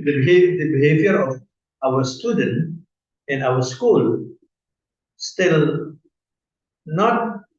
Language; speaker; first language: English; non-native, fluent; Indonesian